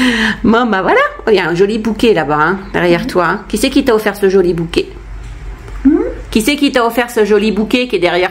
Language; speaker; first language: French; native; French